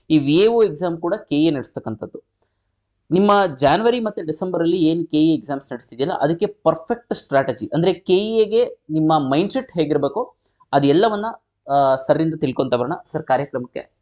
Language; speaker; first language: Kannada; native; Kannada